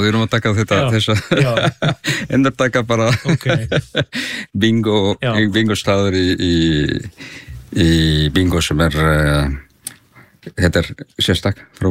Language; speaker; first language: Icelandic; non-native, learner; Spanish